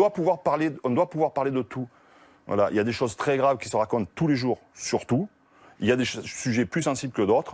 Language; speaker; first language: French; native; French